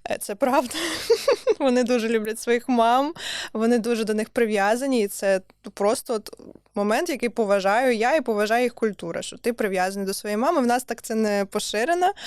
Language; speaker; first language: Ukrainian; native; Ukrainian